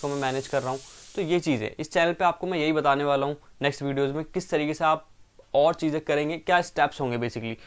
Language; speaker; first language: Hindi; native; Hindi